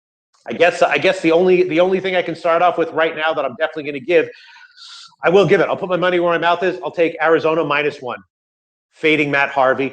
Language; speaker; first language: English; native; English